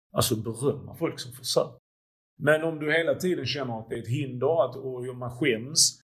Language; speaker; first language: Swedish; early bilingual, other home language; Croatian